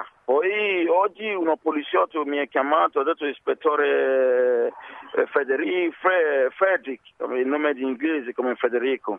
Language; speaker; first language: Italian; non-native, learner; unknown